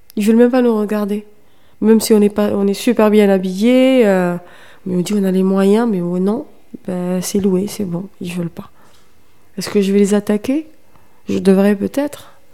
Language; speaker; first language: French; non-native, local second language; Kabyle